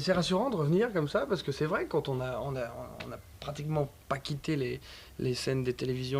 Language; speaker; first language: French; native; French